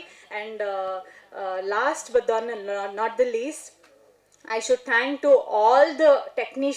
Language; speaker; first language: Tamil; non-native, learner; Kannada